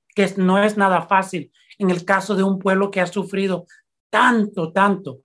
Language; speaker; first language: Spanish; early bilingual, heritage; Spanish